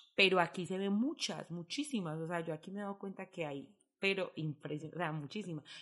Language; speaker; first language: Spanish; native; Spanish